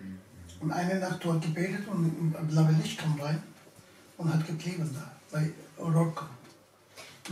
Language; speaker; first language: German; non-native, learner; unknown